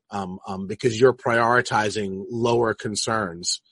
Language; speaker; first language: English; native; English